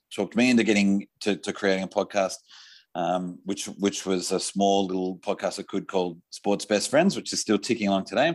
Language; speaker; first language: English; native; English